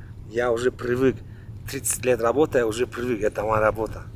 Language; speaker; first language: Russian; non-native, local second language; Tajik